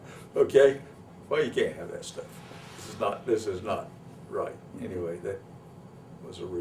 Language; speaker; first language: English; native; English